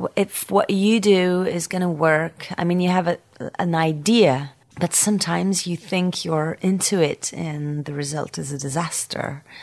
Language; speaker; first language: English; non-native, fluent; French